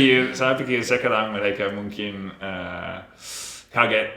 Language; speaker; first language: Indonesian; non-native, learner; English